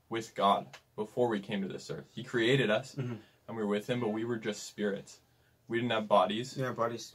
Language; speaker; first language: English; native; English